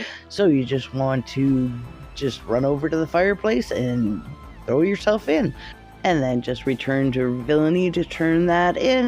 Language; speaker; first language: English; native; English